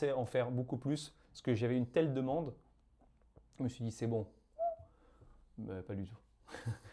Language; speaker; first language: French; native; French